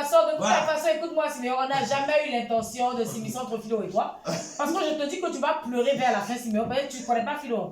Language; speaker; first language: French; non-native, local second language; Baoulé